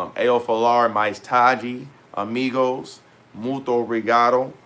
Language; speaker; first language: Portuguese; non-native, learner; English